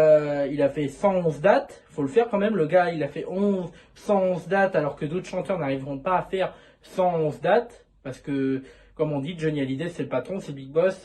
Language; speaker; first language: French; native; French